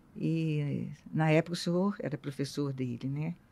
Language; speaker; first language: Portuguese; native; Portuguese